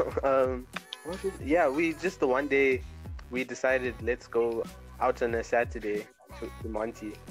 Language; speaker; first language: English; native; English